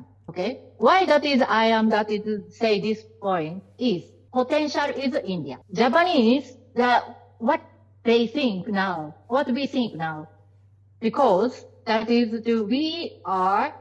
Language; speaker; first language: English; non-native, learner; Japanese